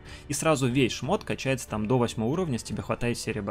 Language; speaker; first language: Russian; native; Russian